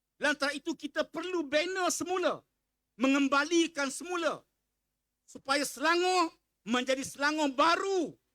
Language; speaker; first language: Malay; native; Malay